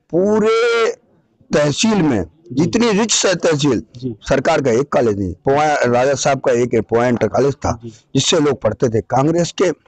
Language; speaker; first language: Hindi; native; Hindi